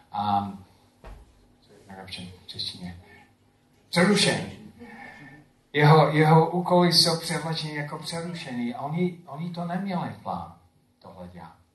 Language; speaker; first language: Czech; non-native, fluent; English